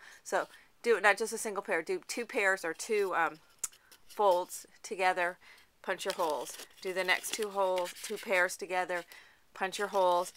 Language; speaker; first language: English; native; English